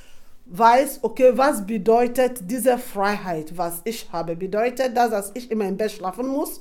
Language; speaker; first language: German; non-native, fluent; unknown